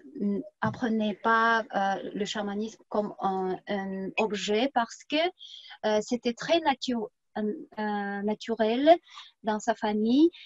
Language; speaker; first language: French; non-native, fluent; Tuvinian